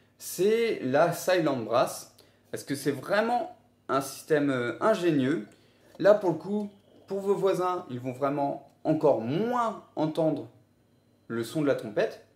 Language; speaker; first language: French; native; French